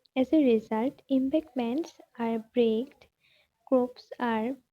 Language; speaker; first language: English; non-native, local second language; Assamese